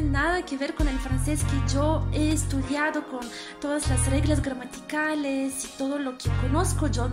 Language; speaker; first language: Spanish; non-native, fluent; Bulgarian